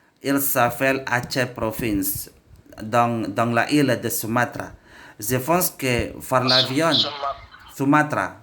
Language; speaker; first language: French; non-native, learner; Indonesian